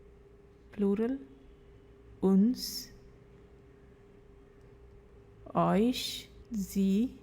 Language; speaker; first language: German; non-native, fluent; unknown